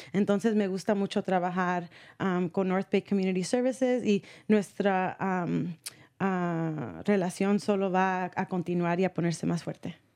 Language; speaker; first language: Spanish; early bilingual, heritage; Spanish